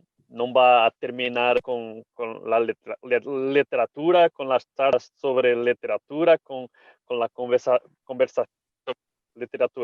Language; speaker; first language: Spanish; non-native, fluent; Portuguese